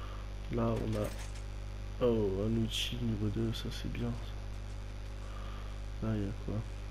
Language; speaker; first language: French; native; French